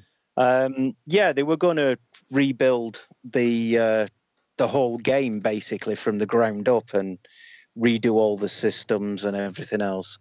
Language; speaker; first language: English; native; English